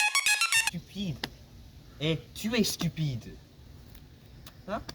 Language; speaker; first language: French; non-native, learner; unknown